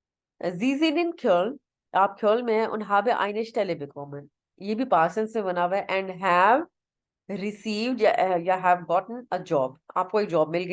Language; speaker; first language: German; non-native, fluent; Urdu